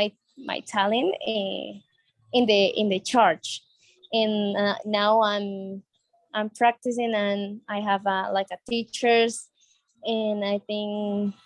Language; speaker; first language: English; non-native, learner; Spanish